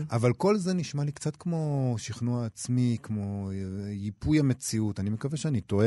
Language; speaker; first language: Hebrew; native; Hebrew